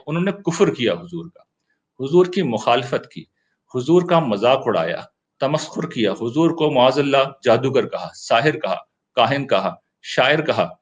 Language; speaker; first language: Urdu; native; Urdu